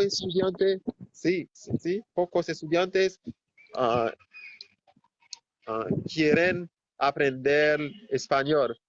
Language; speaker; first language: Spanish; non-native, fluent; Haitian Creole